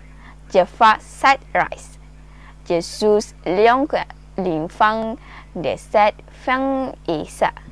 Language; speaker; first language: French; non-native, learner; Malay